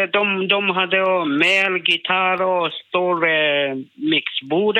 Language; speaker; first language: Swedish; non-native, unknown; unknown